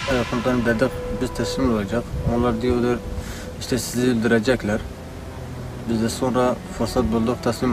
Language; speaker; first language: Turkish; non-native, learner; Kurdish